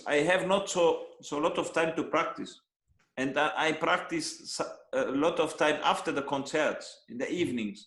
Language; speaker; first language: English; non-native, learner; Hungarian